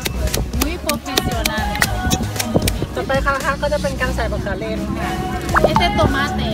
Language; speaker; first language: Spanish; non-native, learner; Thai